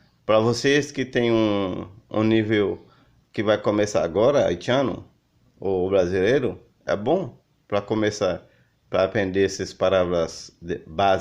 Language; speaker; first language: Portuguese; non-native, learner; Haitian Creole